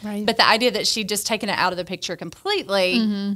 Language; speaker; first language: English; native; English